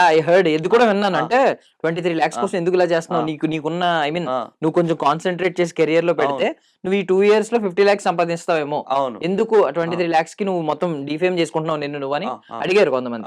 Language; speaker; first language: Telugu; native; Telugu